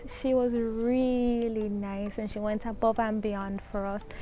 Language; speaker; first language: English; native; English